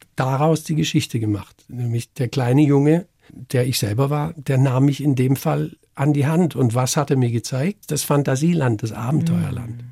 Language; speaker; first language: German; native; German